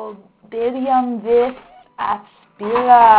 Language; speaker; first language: Icelandic; non-native, learner; English